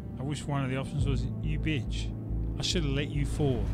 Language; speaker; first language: English; native; English